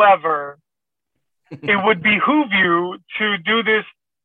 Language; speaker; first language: English; non-native, fluent; Persian